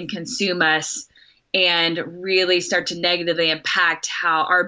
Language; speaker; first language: English; native; English